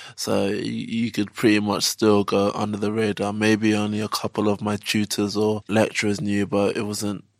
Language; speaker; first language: English; early bilingual, other home language; Yoruba